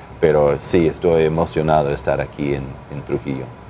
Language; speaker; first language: Spanish; non-native, fluent; English